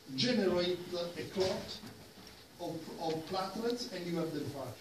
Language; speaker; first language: English; non-native, fluent; Italian